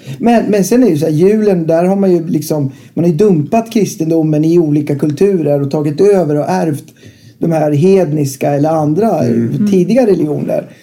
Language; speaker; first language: Swedish; native; Swedish